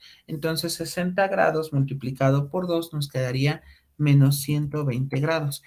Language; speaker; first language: Spanish; native; Spanish